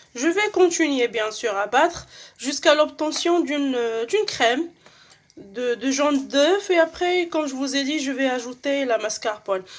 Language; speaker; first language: French; non-native, local second language; Arabic